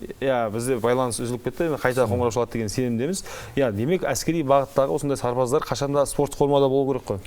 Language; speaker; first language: Kazakh; native; Kazakh